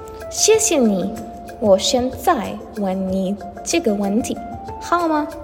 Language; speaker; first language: Chinese; non-native, learner; English